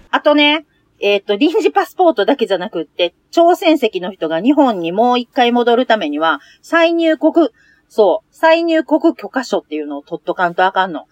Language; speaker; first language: Japanese; native; Japanese